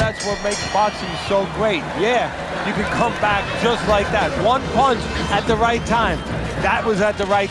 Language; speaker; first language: English; native; English